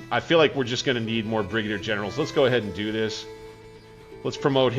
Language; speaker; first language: English; native; English